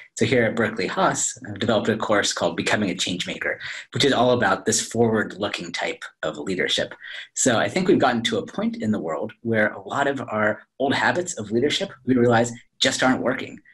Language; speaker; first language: English; native; English